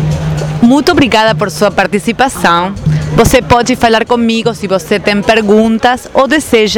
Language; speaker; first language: Portuguese; non-native, fluent; Spanish